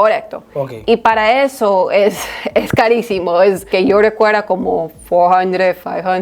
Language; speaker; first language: Spanish; early bilingual, heritage; Spanish